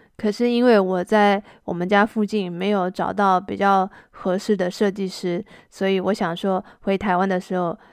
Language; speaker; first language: Chinese; native; Chinese